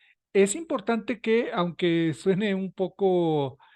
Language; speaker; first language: Spanish; native; Spanish